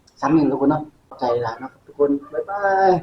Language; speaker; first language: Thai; non-native, local second language; Northeastern Thai